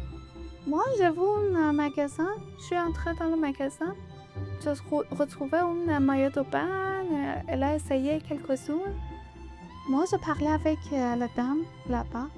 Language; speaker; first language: French; non-native, learner; Persian